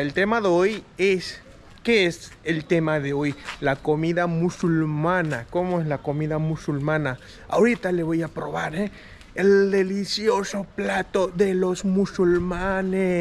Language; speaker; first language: Spanish; non-native, fluent; Hindi